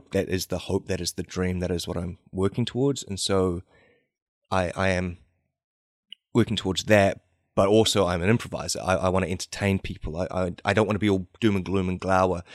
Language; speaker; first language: English; native; English